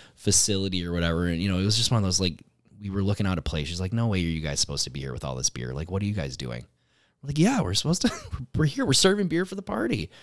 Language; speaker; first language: English; native; English